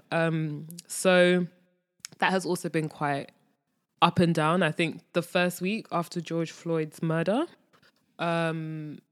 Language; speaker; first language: English; native; English